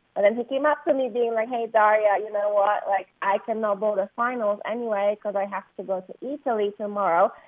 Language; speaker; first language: English; non-native, fluent; Polish